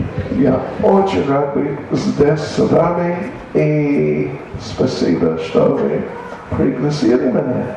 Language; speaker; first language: Russian; non-native, learner; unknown